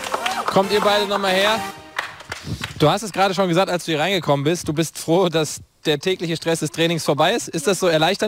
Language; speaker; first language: German; native; German